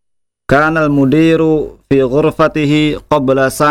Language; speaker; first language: Arabic; non-native, learner; Indonesian